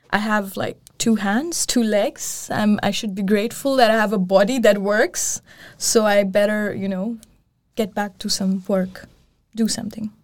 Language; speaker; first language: English; non-native, local second language; Urdu